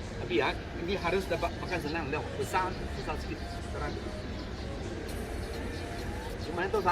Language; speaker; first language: Indonesian; non-native, local second language; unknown